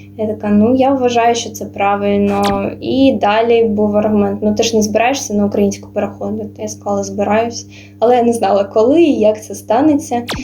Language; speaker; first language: Ukrainian; non-native, local second language; Russian